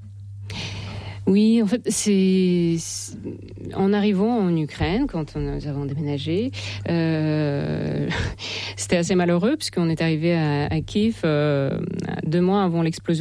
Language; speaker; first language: French; non-native, fluent; Russian